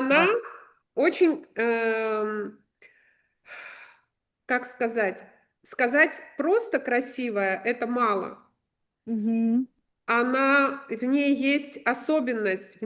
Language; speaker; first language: Russian; native; Russian